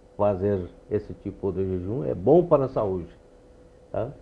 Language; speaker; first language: Portuguese; non-native, fluent; Urdu